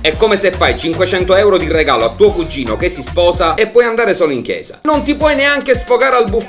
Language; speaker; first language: Italian; native; Italian